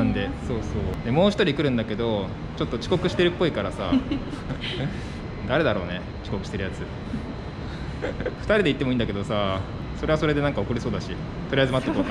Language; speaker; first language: Japanese; native; Japanese